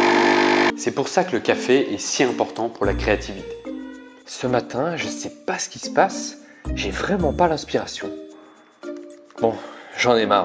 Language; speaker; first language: French; native; French